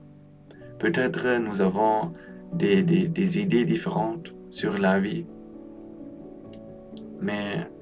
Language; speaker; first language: French; non-native, learner; Polish